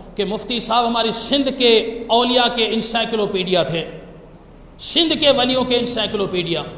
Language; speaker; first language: Urdu; non-native, local second language; Sindhi